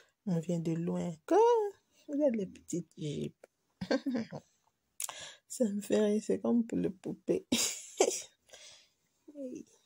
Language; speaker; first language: French; non-native, local second language; Lingala